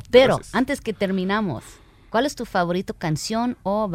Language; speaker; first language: Spanish; early bilingual, heritage; Spanish